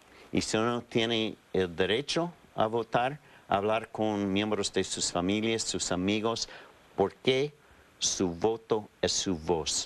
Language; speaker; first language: Spanish; non-native, fluent; English